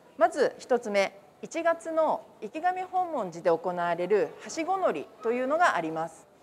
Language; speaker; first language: Japanese; native; Japanese